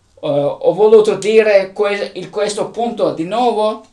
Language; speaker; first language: Italian; non-native, learner; Turkish